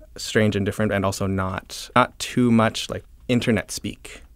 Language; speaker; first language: English; early bilingual, other home language; Chinese